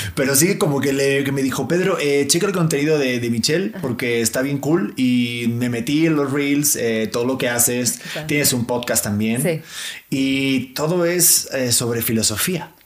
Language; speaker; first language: Spanish; native; Spanish